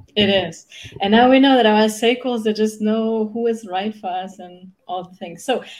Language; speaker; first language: English; non-native, fluent; German